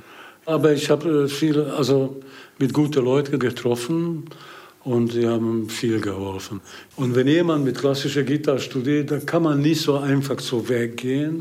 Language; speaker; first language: German; non-native, learner; Hungarian